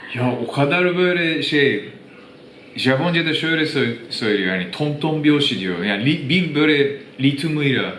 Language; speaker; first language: Turkish; non-native, fluent; Japanese